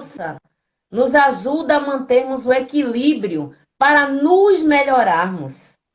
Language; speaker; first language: Portuguese; native; Portuguese